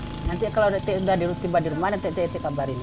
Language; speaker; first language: Indonesian; non-native, local second language; Minangkabau